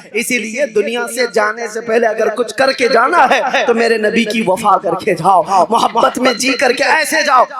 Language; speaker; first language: Urdu; native; Urdu